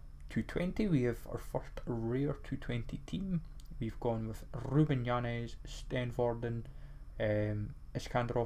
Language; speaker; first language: English; native; English